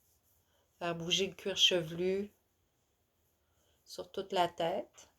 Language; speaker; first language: French; native; French